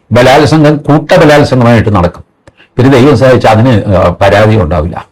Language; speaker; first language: Malayalam; native; Malayalam